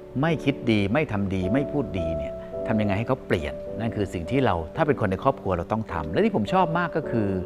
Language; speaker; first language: Thai; native; Thai